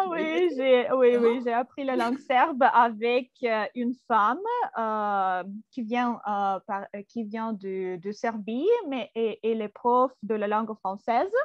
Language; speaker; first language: French; non-native, fluent; Russian